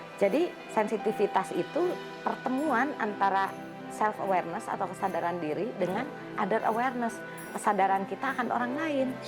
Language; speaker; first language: Indonesian; native; Indonesian